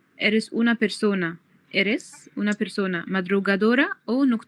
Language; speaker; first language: Spanish; non-native, fluent; Arabic